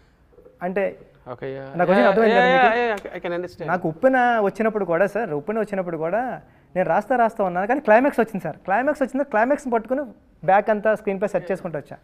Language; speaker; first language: Telugu; native; Telugu